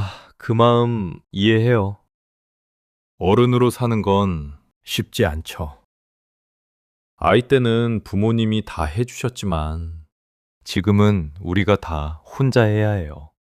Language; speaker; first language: Korean; early bilingual, heritage; English